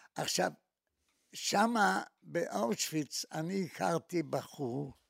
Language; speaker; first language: Hebrew; non-native, fluent; Polish